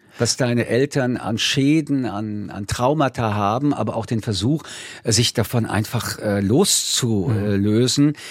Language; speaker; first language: German; early bilingual, other home language; French